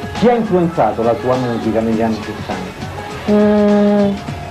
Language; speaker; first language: Italian; native; Italian